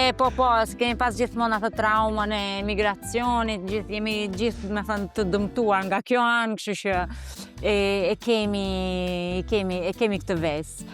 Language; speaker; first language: Albanian; early bilingual, heritage; Albanian